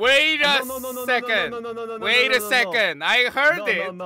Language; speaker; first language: English; non-native, learner; Korean